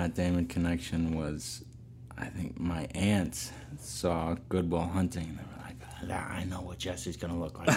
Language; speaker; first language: English; native; English